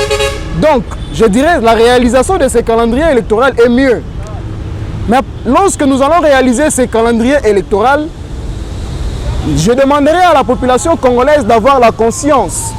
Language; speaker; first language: French; non-native, local second language; Lingala